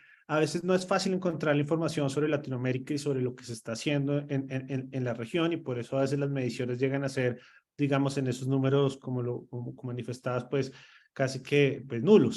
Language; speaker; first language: Spanish; native; Spanish